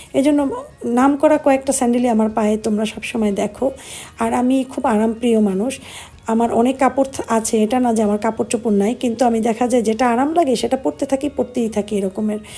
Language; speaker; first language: Bangla; native; Bangla